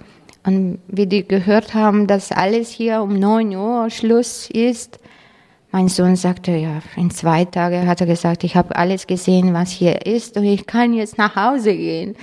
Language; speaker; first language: German; non-native, fluent; Croatian